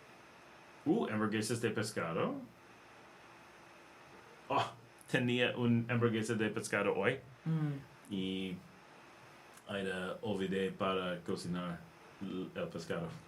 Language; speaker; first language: Spanish; non-native, learner; English